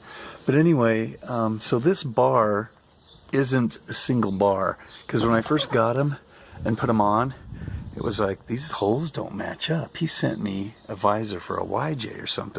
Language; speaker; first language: English; native; English